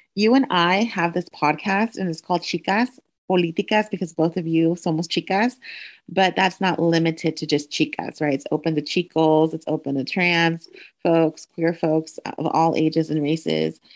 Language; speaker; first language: English; early bilingual, other home language; Spanish